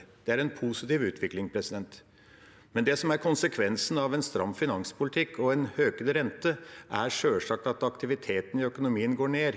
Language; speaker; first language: Norwegian; native; Norwegian